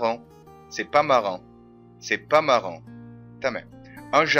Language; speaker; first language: French; non-native, fluent; Arabic